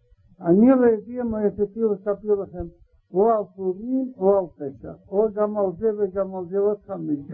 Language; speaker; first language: Hebrew; non-native, learner; Russian